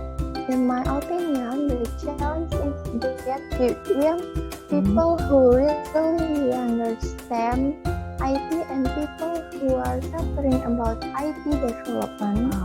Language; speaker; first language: English; non-native, learner; Indonesian